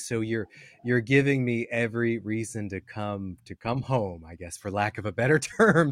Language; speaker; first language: English; native; English